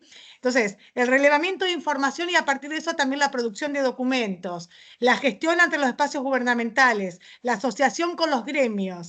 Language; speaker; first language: Spanish; native; Spanish